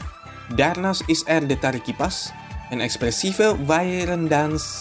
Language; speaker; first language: Dutch; non-native, fluent; Indonesian